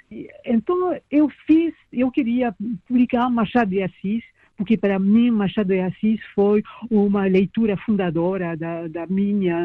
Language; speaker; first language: Portuguese; non-native, fluent; French